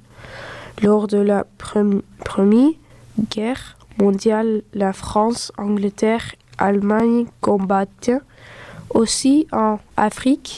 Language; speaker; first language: French; early bilingual, other home language; Dutch